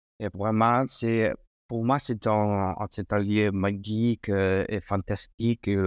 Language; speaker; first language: French; non-native, learner; Spanish